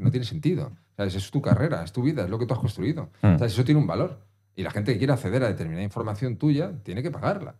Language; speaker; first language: Spanish; native; Spanish